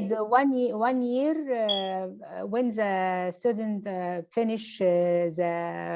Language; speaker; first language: English; non-native, learner; Arabic